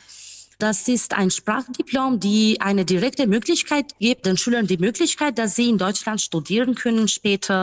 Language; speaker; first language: German; non-native, fluent; Albanian